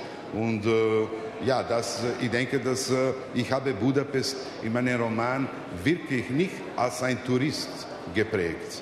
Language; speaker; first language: German; non-native, fluent; Serbian